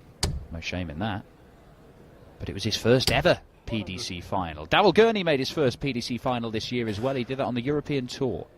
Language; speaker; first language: English; native; English